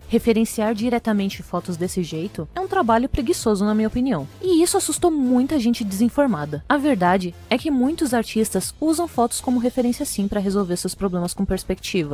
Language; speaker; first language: Portuguese; native; Portuguese